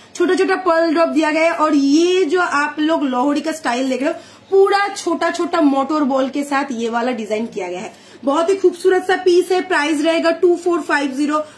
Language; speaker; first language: Hindi; non-native, local second language; Bangla